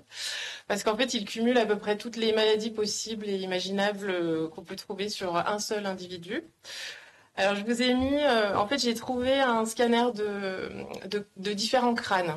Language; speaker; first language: French; native; French